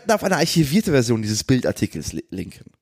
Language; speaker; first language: German; native; German